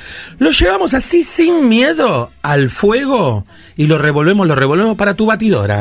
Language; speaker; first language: Spanish; native; Spanish